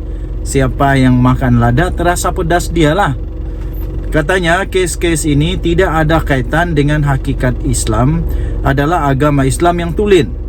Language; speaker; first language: Malay; native; Malay